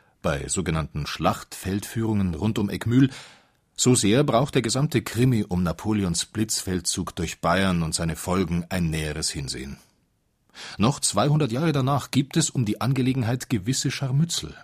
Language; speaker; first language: German; native; German